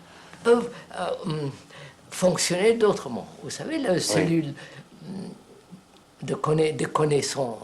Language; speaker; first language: French; non-native, fluent; Telugu